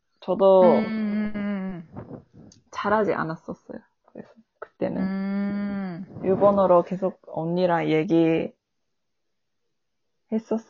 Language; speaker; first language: Korean; non-native, learner; Japanese